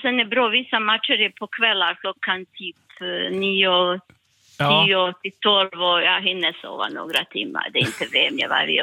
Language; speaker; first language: Swedish; non-native, learner; Bosnian